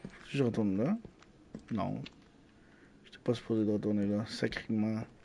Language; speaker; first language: French; native; French